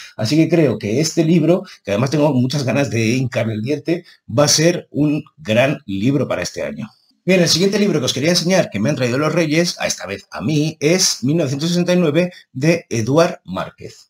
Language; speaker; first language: Spanish; native; Spanish